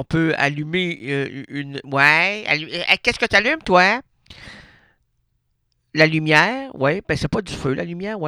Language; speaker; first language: French; native; French